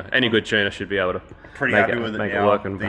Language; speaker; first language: English; native; English